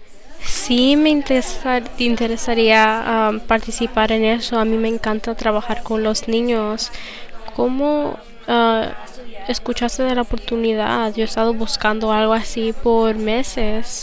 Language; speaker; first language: Spanish; non-native, learner; English